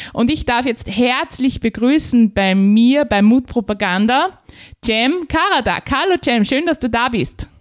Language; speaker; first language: German; native; German